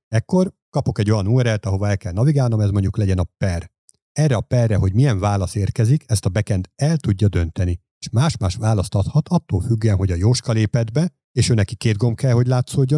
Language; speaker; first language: Hungarian; native; Hungarian